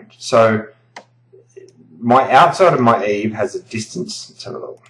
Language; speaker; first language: English; native; English